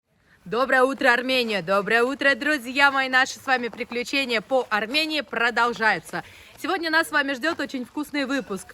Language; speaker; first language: Russian; native; Russian